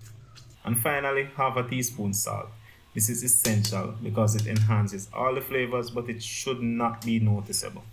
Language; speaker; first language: English; native; English